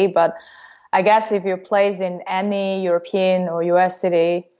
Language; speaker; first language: English; non-native, fluent; Cantonese